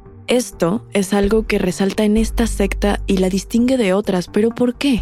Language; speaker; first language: Spanish; native; Spanish